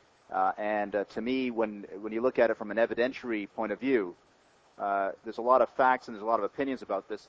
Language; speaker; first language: English; native; English